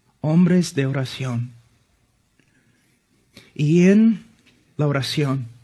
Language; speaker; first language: Spanish; non-native, fluent; English